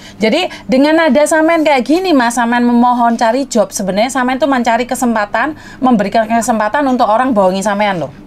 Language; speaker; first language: Indonesian; non-native, local second language; Madurese